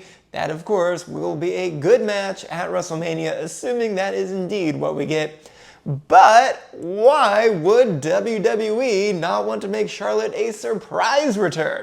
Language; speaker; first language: English; native; English